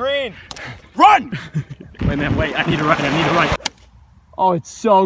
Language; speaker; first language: English; native; English